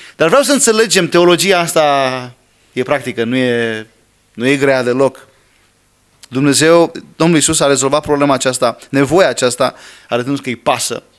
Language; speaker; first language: Romanian; non-native, fluent; English